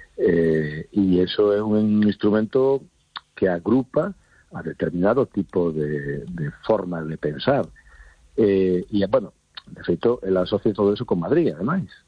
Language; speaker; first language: Galician; non-native, local second language; Spanish